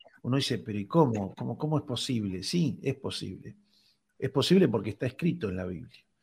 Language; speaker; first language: Spanish; native; Spanish